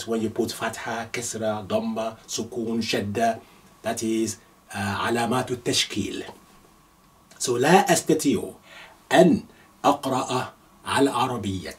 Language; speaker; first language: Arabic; non-native, fluent; Yoruba